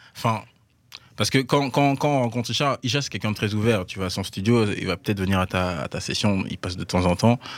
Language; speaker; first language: French; native; French